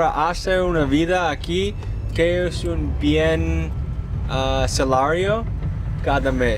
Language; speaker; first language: Spanish; non-native, learner; English